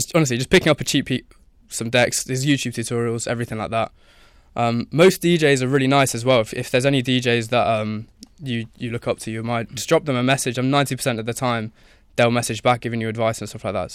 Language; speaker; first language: English; native; English